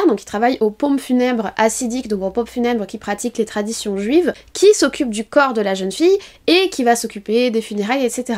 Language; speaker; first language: French; native; French